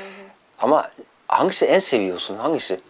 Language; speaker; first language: Turkish; non-native, fluent; Dutch